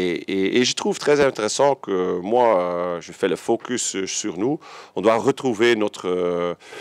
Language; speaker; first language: French; non-native, local second language; Dutch